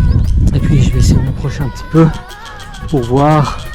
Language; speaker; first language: French; native; French